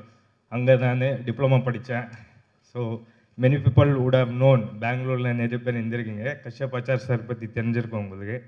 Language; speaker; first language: Tamil; non-native, local second language; Kannada